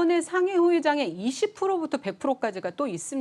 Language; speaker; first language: Korean; native; Korean